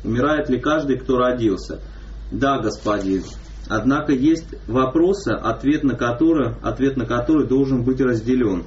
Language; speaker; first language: Russian; native; Russian